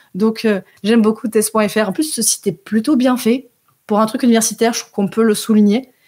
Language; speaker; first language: French; early bilingual, heritage; French